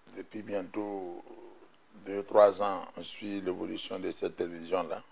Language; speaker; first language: French; non-native, local second language; Mossi